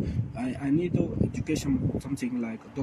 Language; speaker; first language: English; non-native, learner; Arabic